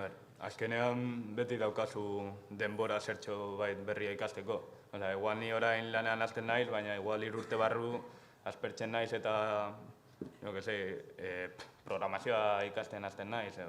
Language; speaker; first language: Basque; non-native, local second language; Spanish